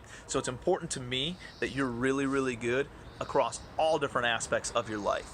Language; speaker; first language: English; native; English